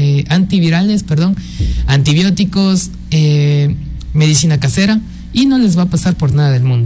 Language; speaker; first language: Spanish; native; Spanish